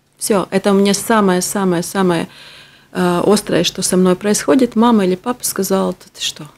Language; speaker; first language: Russian; non-native, local second language; Latvian